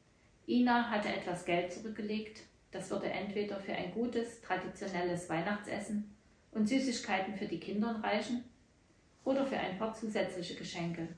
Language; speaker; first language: German; native; German